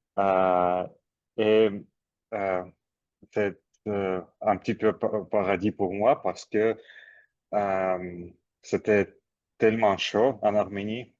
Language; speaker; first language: French; non-native, learner; Armenian